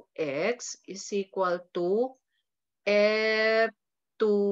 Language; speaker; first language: English; non-native, local second language; Filipino